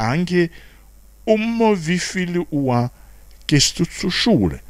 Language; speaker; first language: German; non-native, fluent; Rundi